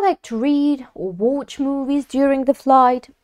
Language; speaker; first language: English; non-native, fluent; Russian